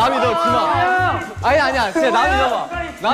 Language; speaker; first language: Korean; native; Korean